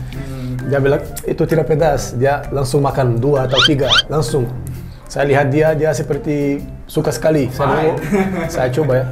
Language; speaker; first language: Indonesian; non-native, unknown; Portuguese